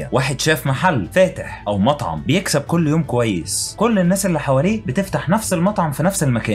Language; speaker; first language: Arabic; native; Arabic